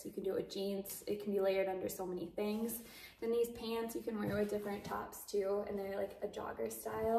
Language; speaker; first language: English; native; English